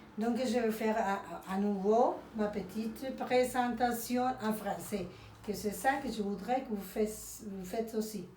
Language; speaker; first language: French; non-native, fluent; Spanish